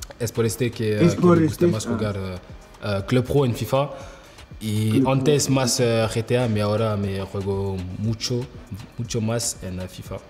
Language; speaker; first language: Spanish; non-native, learner; French